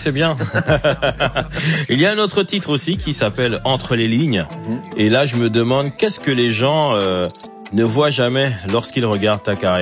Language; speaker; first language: French; native; French